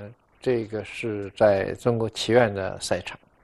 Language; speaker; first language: Chinese; native; Chinese